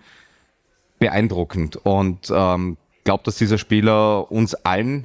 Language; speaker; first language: German; native; German